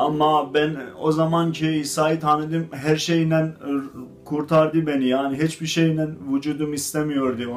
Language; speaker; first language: Turkish; non-native, learner; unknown